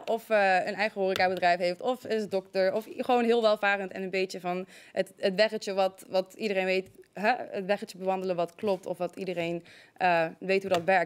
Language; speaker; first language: Dutch; native; Dutch